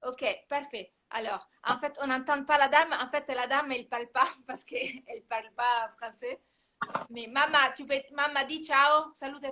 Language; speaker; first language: French; non-native, fluent; Italian